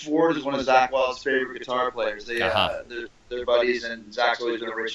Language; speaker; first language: English; native; English